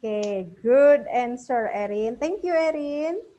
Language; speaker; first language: English; non-native, fluent; Indonesian